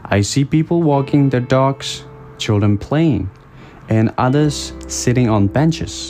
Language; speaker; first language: English; non-native, fluent; Burmese